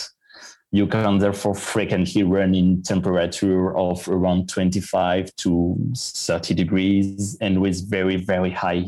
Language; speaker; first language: English; non-native, fluent; French